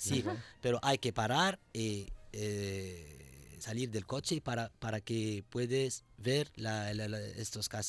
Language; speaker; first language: Spanish; non-native, fluent; Arabic